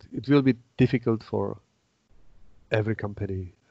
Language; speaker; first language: English; non-native, fluent; Czech